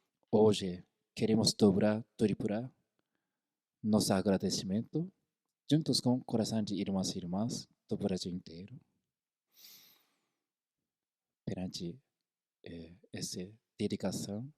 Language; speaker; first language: Portuguese; non-native, fluent; Korean